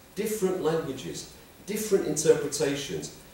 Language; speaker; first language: English; native; English